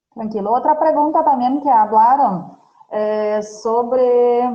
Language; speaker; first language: Spanish; non-native, fluent; Portuguese